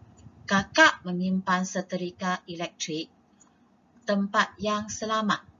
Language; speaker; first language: Indonesian; non-native, local second language; Chinese